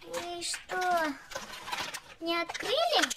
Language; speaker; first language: Russian; non-native, local second language; Kazakh